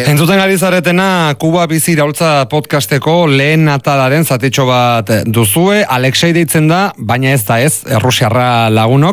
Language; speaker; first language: Basque; native; Basque